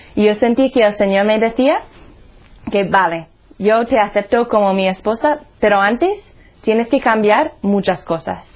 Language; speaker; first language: Spanish; non-native, fluent; English